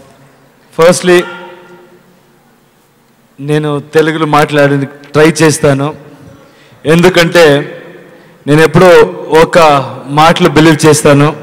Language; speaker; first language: Telugu; non-native, learner; Kannada